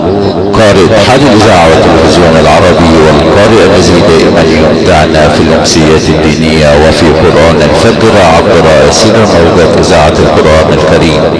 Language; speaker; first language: Arabic; native; Arabic